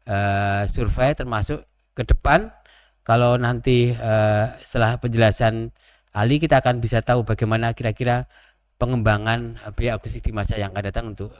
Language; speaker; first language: Indonesian; native; Indonesian